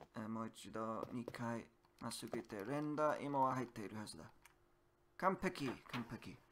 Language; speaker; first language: Japanese; non-native, learner; English